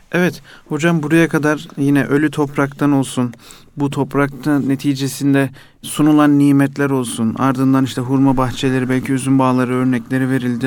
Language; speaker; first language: Turkish; native; Turkish